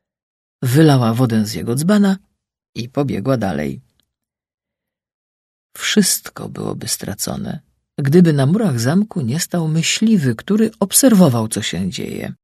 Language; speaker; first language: Polish; native; Polish